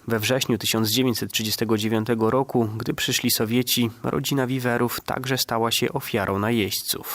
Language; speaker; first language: Polish; native; Polish